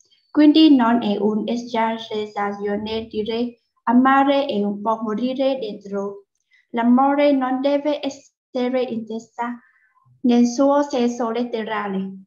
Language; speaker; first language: Italian; non-native, fluent; Vietnamese